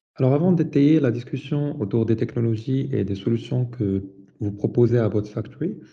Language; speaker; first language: French; non-native, local second language; Arabic